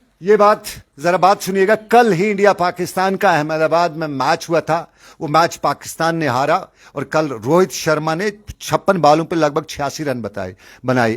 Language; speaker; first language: Urdu; non-native, local second language; Kashmiri